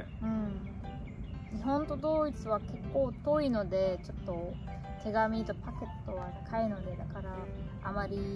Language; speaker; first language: Japanese; non-native, learner; German